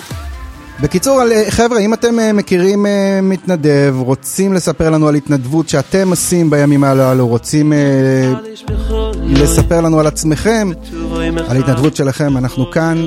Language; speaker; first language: Hebrew; native; Hebrew